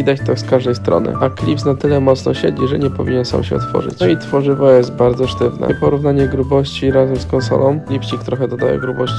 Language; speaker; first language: Polish; native; Polish